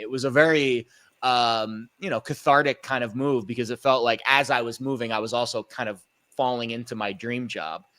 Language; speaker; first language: English; native; English